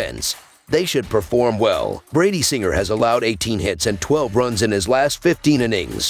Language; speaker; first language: English; native; English